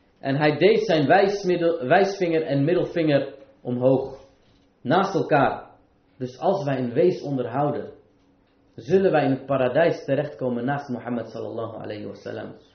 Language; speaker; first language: Dutch; early bilingual, other home language; Arabic